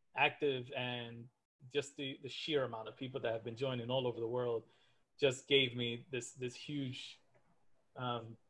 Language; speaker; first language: English; native; English